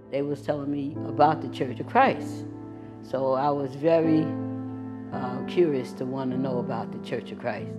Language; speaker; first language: English; native; English